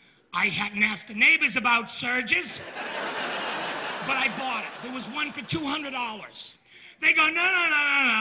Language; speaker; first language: English; native; English